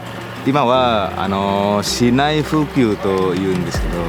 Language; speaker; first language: Japanese; non-native, learner; Indonesian